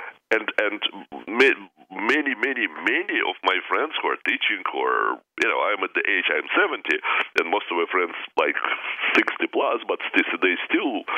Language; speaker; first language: English; non-native, fluent; Russian